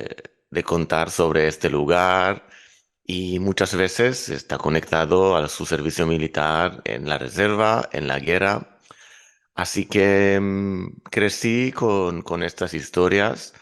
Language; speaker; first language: Spanish; non-native, fluent; Hebrew